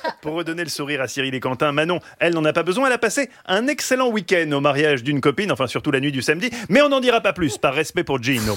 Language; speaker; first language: French; native; French